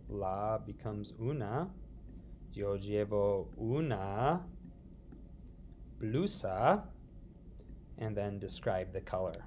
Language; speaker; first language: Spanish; non-native, fluent; English